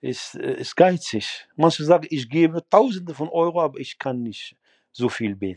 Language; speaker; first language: German; non-native, fluent; Arabic